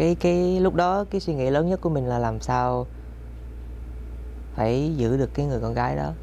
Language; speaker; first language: Vietnamese; early bilingual, heritage; Vietnamese